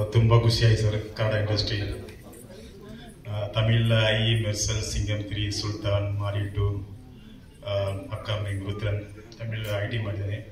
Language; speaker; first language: Kannada; non-native, learner; Tamil